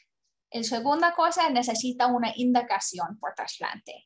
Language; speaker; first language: Spanish; non-native, learner; English